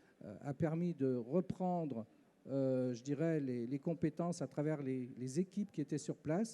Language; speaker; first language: French; native; French